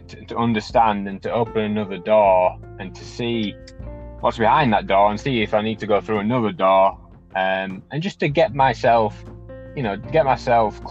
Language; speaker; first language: English; native; English